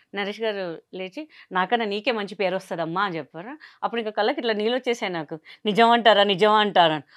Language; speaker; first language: Telugu; non-native, local second language; Hindi